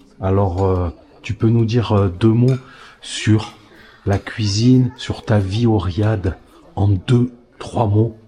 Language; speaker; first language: French; native; French